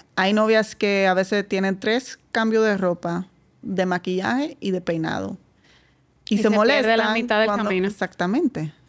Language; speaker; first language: Spanish; non-native, fluent; Dutch